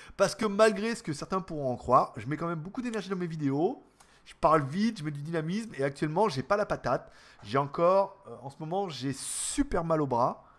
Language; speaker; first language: French; native; French